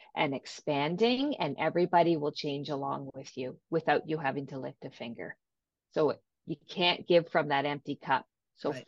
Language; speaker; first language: English; native; English